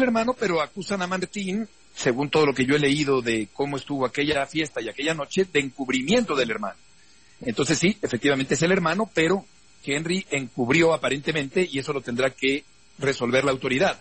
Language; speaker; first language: Spanish; native; Spanish